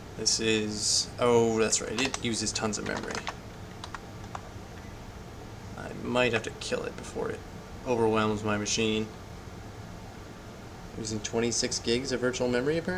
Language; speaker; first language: English; native; English